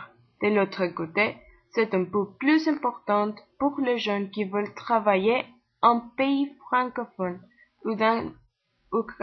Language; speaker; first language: French; non-native, learner; Spanish